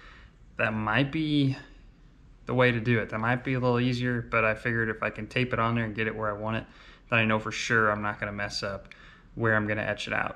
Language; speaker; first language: English; native; English